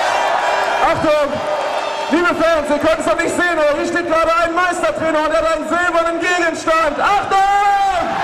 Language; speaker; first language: German; native; German